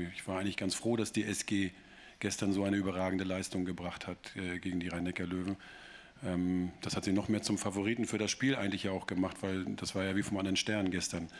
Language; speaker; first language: German; native; German